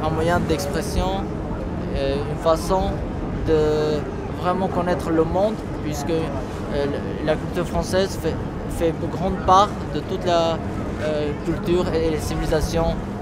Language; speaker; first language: French; non-native, fluent; Albanian